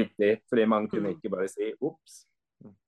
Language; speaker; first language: Norwegian; non-native, fluent; English